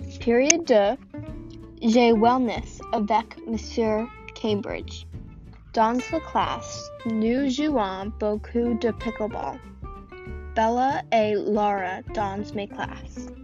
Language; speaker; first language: French; non-native, learner; English